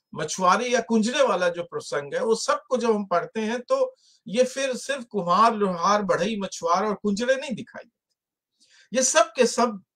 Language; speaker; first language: Hindi; native; Hindi